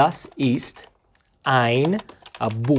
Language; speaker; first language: German; non-native, learner; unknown